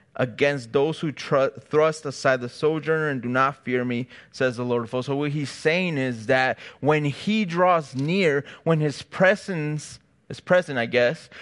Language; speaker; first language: English; native; English